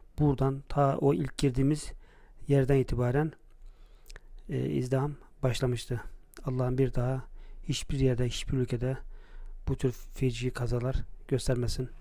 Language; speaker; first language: Turkish; native; Turkish